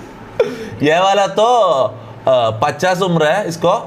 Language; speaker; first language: Hindi; non-native, learner; Malayalam